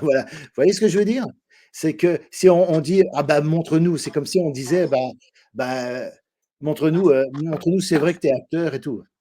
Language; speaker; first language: French; native; French